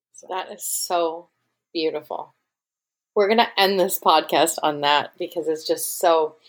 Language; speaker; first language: English; native; English